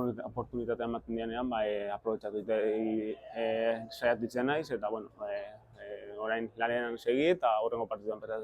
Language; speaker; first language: Basque; native; Basque